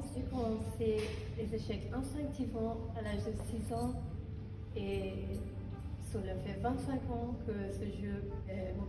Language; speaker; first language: French; non-native, fluent; Persian